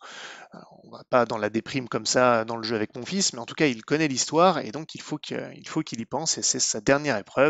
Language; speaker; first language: French; native; French